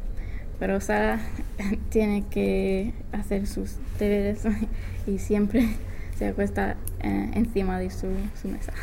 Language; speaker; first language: Spanish; non-native, learner; English